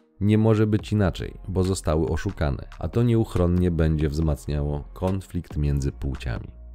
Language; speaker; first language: Polish; native; Polish